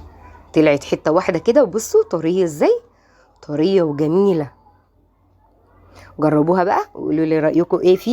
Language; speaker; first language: Arabic; native; Arabic